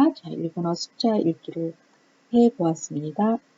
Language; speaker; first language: Korean; native; Korean